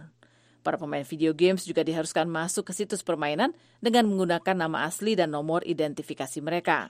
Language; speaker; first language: Indonesian; native; Indonesian